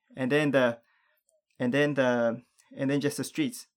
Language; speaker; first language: English; non-native, fluent; Japanese